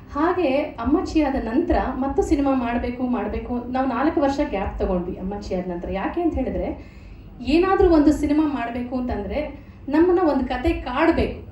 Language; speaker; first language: Kannada; native; Kannada